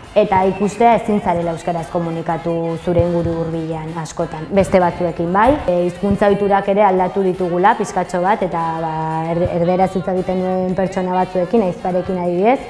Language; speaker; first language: Basque; non-native, local second language; Spanish